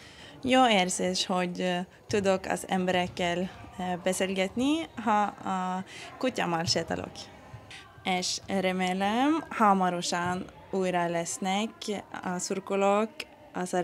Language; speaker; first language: Hungarian; non-native, learner; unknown